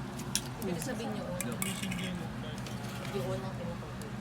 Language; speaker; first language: Filipino; native; Filipino